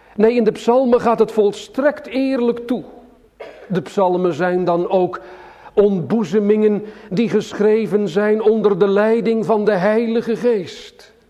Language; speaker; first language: Dutch; native; Dutch